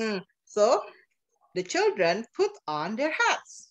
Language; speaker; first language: English; non-native, fluent; Indonesian